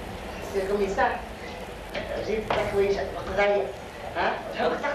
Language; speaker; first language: Arabic; native; Arabic